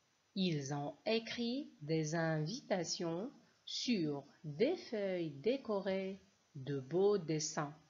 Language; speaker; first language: French; non-native, local second language; Arabic